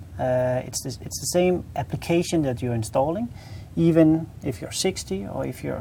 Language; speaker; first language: English; non-native, fluent; Danish